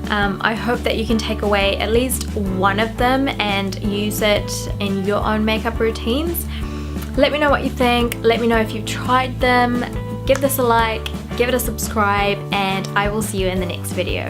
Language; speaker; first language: English; non-native, local second language; Sinhala